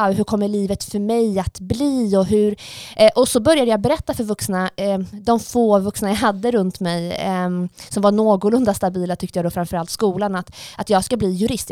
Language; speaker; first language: Swedish; early bilingual, other home language; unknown